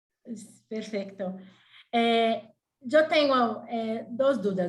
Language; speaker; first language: Spanish; non-native, fluent; Portuguese